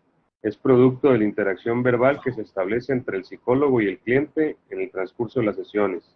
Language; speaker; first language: Spanish; native; Spanish